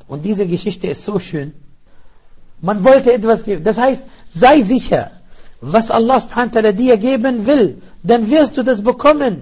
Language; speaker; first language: German; non-native, fluent; Arabic